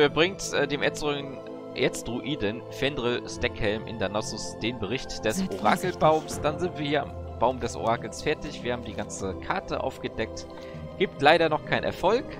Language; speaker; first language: German; native; German